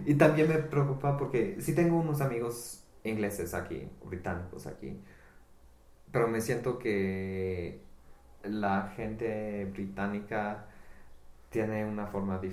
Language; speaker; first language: Spanish; non-native, fluent; English